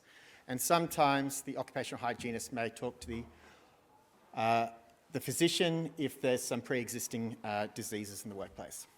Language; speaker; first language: English; native; English